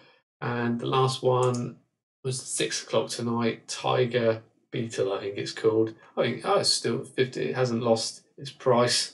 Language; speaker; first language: English; native; English